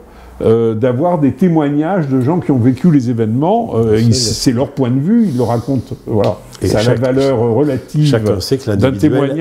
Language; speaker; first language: French; native; French